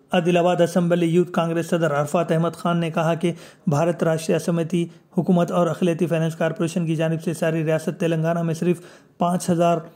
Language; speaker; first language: Urdu; native; Urdu